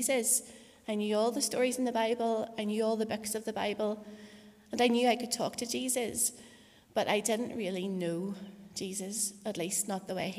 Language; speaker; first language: English; native; English